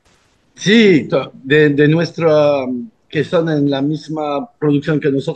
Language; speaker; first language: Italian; non-native, learner; Spanish